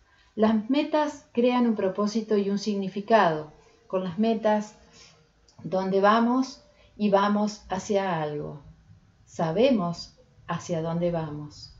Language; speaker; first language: Spanish; native; Spanish